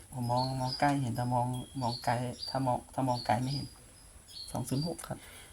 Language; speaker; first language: Thai; native; Thai